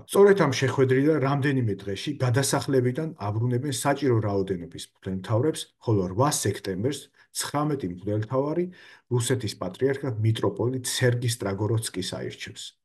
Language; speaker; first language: Georgian; native; Georgian